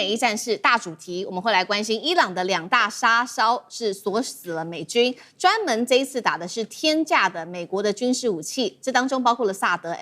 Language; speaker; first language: Chinese; native; Chinese